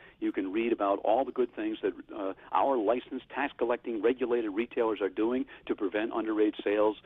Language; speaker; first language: English; native; English